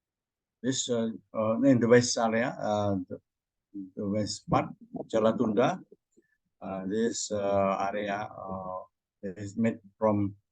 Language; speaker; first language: English; non-native, learner; Indonesian